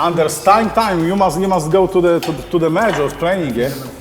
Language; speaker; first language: English; non-native, learner; Polish